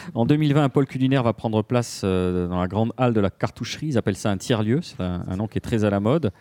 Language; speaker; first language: French; native; French